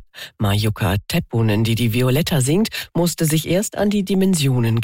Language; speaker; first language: German; native; German